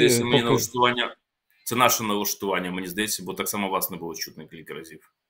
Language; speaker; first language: Ukrainian; native; Ukrainian